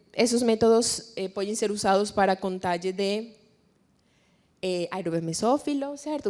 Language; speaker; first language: Portuguese; non-native, fluent; Spanish